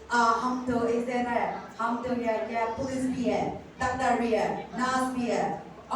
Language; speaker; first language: Hindi; non-native, local second language; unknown